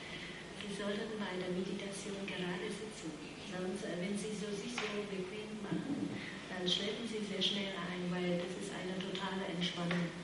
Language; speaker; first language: German; non-native, fluent; Vietnamese